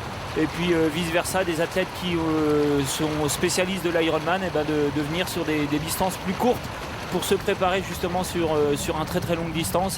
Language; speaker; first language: French; native; French